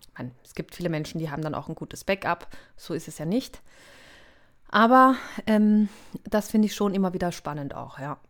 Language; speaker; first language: German; native; German